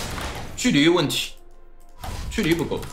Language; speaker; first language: Chinese; native; Chinese